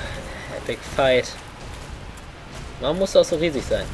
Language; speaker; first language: German; native; German